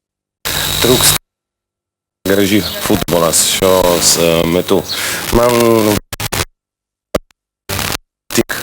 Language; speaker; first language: Lithuanian; non-native, learner; Italian